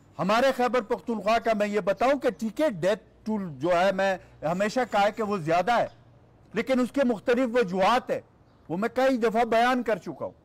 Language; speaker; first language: Urdu; non-native, local second language; Pashto